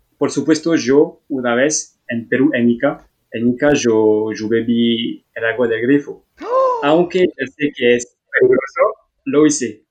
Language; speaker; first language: Spanish; non-native, learner; French